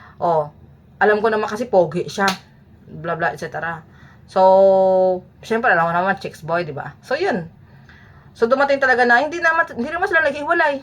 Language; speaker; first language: Filipino; native; Filipino